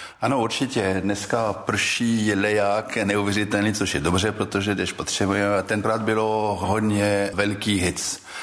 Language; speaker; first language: Czech; early bilingual, heritage; Czech